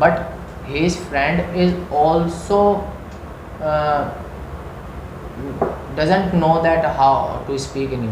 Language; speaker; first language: English; non-native, learner; Hindi